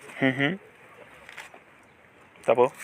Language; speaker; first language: Portuguese; non-native, learner; Bangla